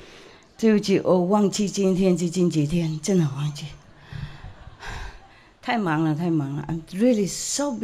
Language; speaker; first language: Chinese; non-native, fluent; Vietnamese